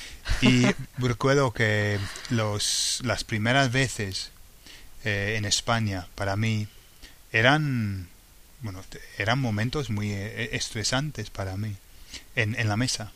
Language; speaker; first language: Spanish; non-native, fluent; English